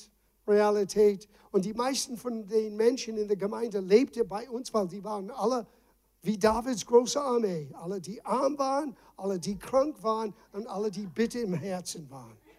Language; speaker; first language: German; non-native, fluent; English